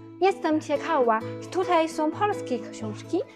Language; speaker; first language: Polish; non-native, fluent; Chinese